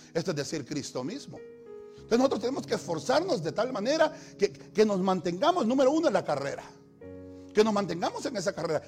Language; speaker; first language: Spanish; native; Spanish